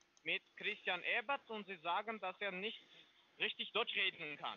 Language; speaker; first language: German; non-native, fluent; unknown